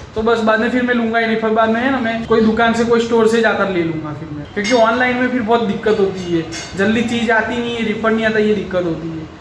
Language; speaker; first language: Hindi; non-native, local second language; Marathi